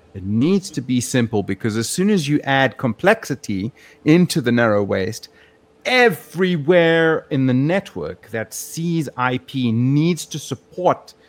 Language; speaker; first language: English; native; English